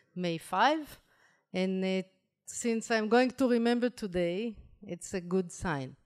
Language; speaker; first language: English; non-native, fluent; Hebrew